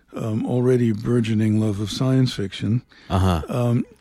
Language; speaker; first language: English; native; English